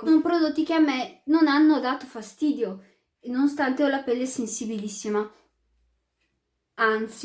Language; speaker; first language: Italian; early bilingual, other home language; Arabic